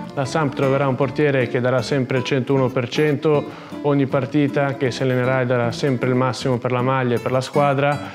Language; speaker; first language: Italian; native; Italian